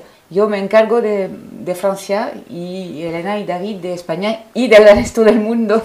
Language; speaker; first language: Spanish; non-native, fluent; French